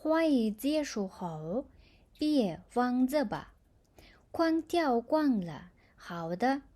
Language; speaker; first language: Chinese; non-native, fluent; Mongolian